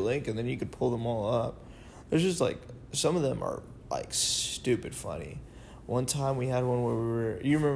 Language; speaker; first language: English; native; English